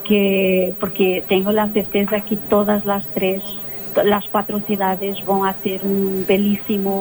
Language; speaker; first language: Spanish; non-native, local second language; Portuguese